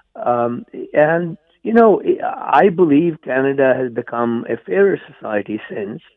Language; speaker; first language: English; non-native, local second language; Punjabi